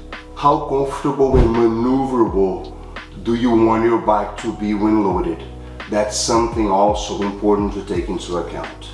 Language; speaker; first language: English; non-native, fluent; Portuguese